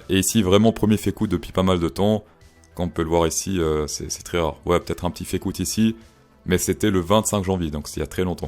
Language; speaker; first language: French; native; French